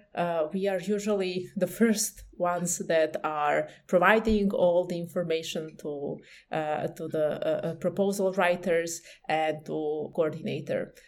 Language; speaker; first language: English; non-native, fluent; Serbian